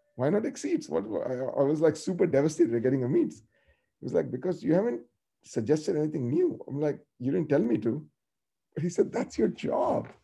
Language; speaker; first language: English; non-native, local second language; Tamil